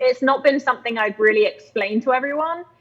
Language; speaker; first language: English; native; English